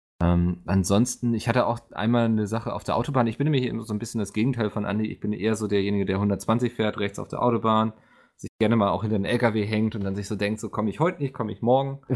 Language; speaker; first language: German; native; German